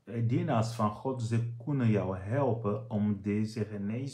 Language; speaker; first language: Dutch; non-native, fluent; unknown